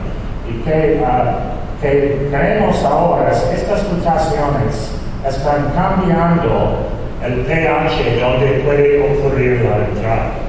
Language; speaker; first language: Spanish; non-native, fluent; English